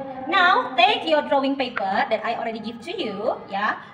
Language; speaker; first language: English; non-native, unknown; Indonesian